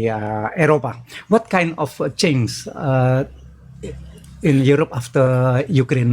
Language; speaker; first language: English; non-native, learner; Indonesian